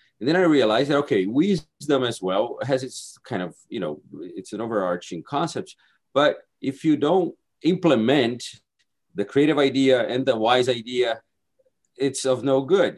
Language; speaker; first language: English; non-native, fluent; Portuguese